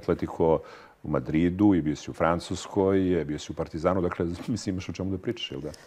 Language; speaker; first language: Serbian; native; Serbian